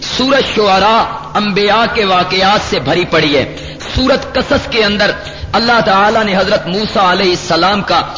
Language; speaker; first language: Urdu; non-native, local second language; Punjabi